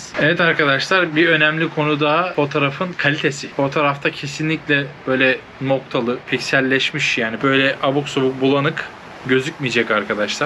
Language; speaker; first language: Turkish; native; Turkish